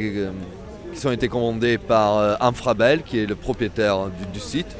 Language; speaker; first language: French; non-native, fluent; Italian